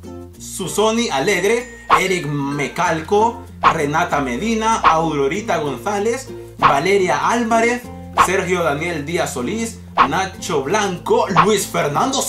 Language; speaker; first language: Spanish; native; Spanish